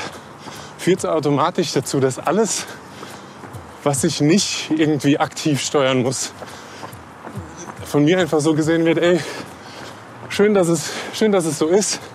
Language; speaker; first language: German; native; German